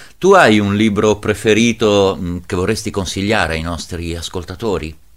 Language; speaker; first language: Italian; native; Italian